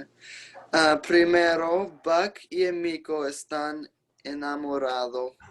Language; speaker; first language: Spanish; non-native, learner; English